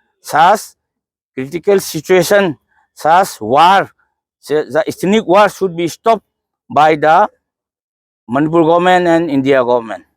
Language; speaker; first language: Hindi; non-native, local second language; Manipuri